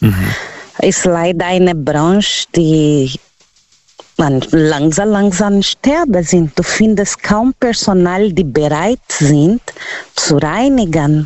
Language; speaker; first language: German; non-native, learner; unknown